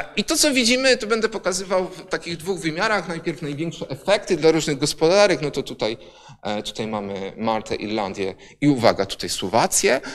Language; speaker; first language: Polish; native; Polish